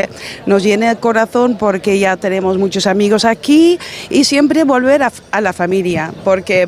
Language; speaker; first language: Spanish; non-native, fluent; Dutch